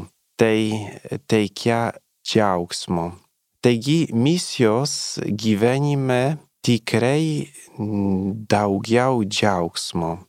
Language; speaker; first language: Lithuanian; non-native, learner; Polish